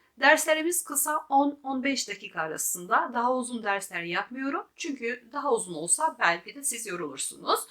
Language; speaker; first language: Turkish; non-native, fluent; Albanian